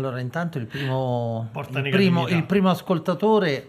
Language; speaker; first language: Italian; native; Italian